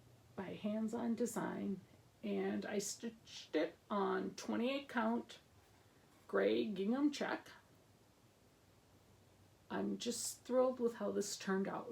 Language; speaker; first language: English; native; English